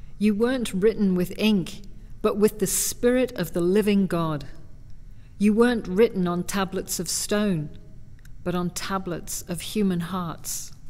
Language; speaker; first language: English; native; English